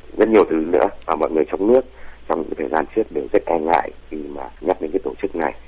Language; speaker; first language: Vietnamese; native; Vietnamese